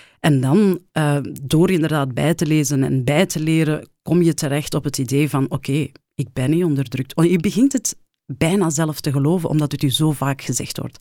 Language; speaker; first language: Dutch; early bilingual, other home language; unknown